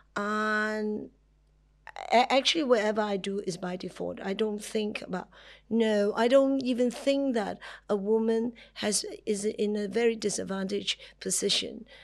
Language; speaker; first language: English; non-native, local second language; Cantonese